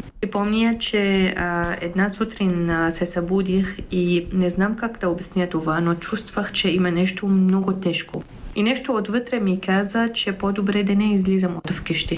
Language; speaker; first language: Bulgarian; non-native, fluent; Arabic